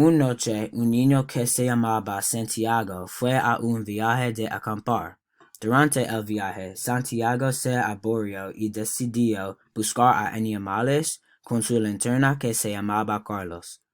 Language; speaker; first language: Spanish; non-native, learner; English